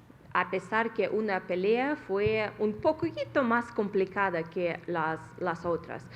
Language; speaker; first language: Spanish; non-native, fluent; Russian